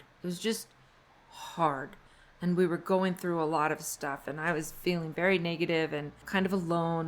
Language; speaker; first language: English; native; English